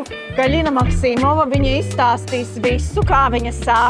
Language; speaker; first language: Latvian; native; Latvian